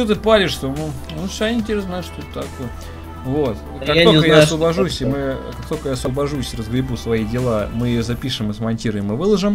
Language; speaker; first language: Russian; native; Russian